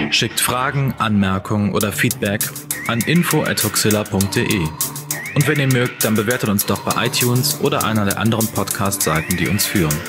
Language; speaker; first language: German; native; German